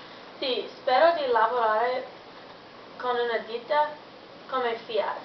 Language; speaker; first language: Italian; non-native, learner; English